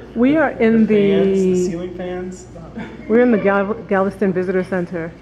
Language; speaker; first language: English; native; English